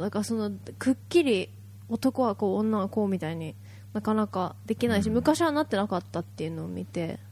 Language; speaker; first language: Japanese; native; Japanese